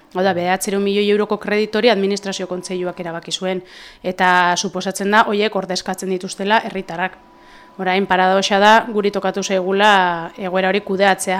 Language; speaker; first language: Basque; native; Basque